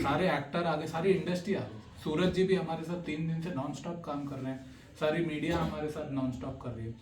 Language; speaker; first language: Hindi; native; Hindi